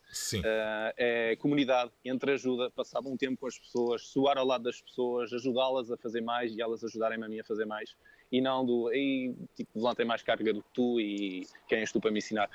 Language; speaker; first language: Portuguese; early bilingual, other home language; French